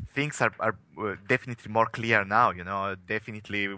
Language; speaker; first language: English; non-native, fluent; Italian